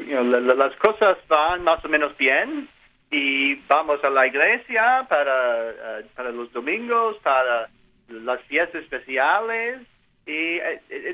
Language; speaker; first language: Spanish; non-native, learner; English